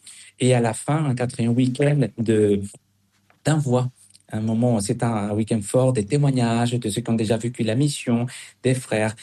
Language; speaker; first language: French; non-native, fluent; Spanish